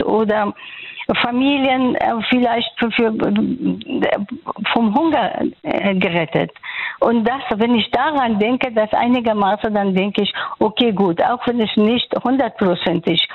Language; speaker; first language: German; non-native, fluent; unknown